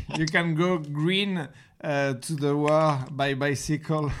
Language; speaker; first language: English; non-native, learner; French